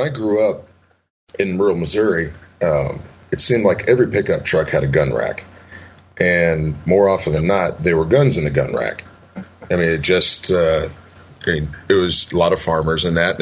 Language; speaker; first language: English; native; English